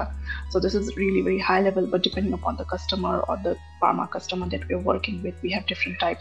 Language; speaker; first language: English; non-native, local second language; Marathi